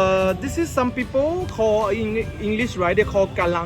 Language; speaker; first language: English; non-native, learner; Thai